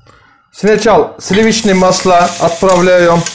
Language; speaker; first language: Russian; non-native, learner; Turkish